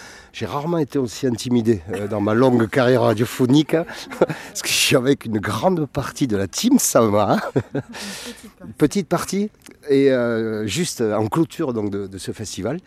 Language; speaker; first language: French; native; French